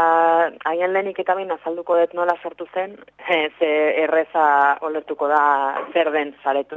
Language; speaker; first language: Basque; non-native, local second language; Spanish